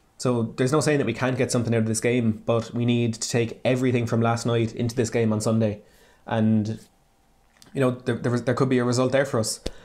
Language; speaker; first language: English; native; English